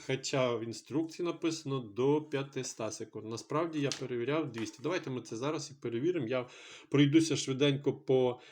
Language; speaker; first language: Ukrainian; non-native, local second language; Russian